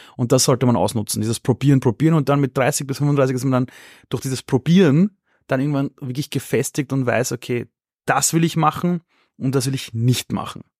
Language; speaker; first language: German; early bilingual, other home language; Persian